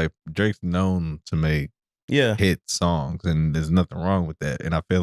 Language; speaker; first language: English; native; English